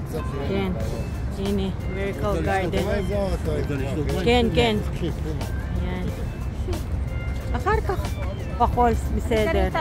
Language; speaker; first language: Hebrew; non-native, learner; Filipino